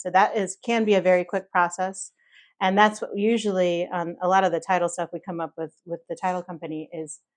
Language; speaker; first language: English; native; English